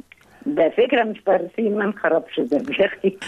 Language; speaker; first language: Persian; non-native, learner; Arabic